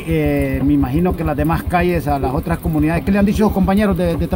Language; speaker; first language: Spanish; native; Spanish